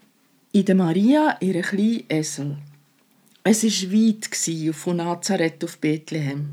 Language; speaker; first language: German; native; German